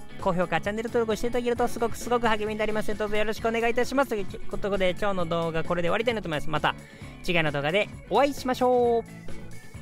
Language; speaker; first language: Japanese; native; Japanese